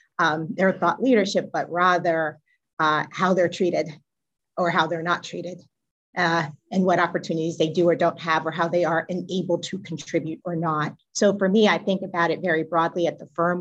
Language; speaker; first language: English; native; English